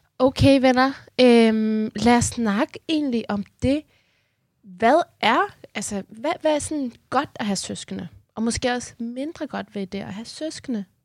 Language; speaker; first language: Danish; early bilingual, other home language; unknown